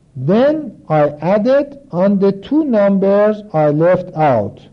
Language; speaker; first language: English; non-native, fluent; Persian